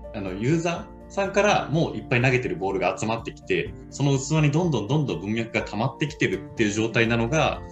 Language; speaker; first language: Japanese; early bilingual, other home language; Italian